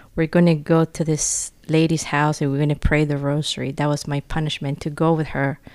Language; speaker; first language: English; non-native, fluent; Spanish